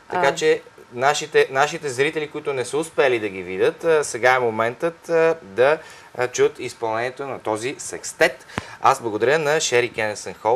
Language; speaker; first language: Bulgarian; native; Bulgarian